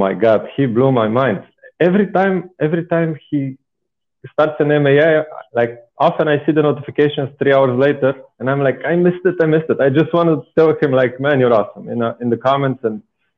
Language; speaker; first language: English; non-native, fluent; Bulgarian